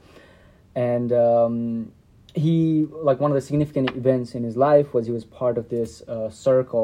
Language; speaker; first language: English; non-native, local second language; Nepali